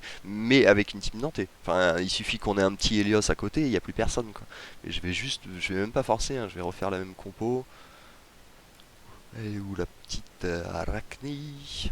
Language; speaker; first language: French; native; French